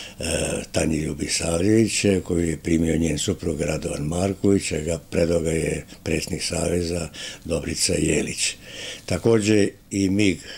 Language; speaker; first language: Serbian; native; Serbian